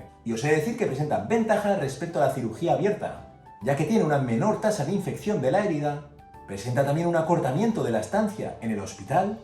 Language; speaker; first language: Spanish; native; Spanish